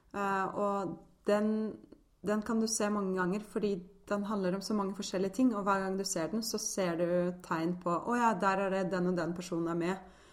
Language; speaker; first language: Norwegian; early bilingual, other home language; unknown